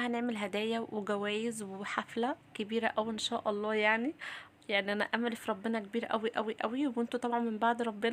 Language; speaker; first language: Arabic; native; Arabic